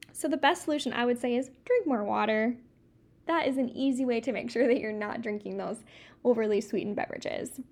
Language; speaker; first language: English; native; English